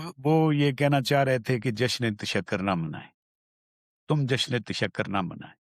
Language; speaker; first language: Urdu; non-native, local second language; Punjabi